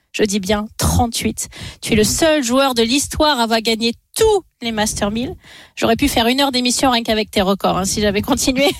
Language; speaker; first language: French; native; French